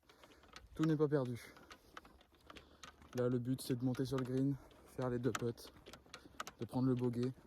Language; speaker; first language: French; native; French